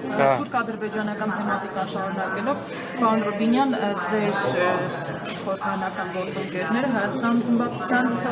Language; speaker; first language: Armenian; native; Armenian